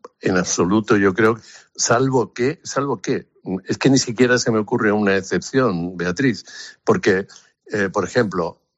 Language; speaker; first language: Spanish; native; Spanish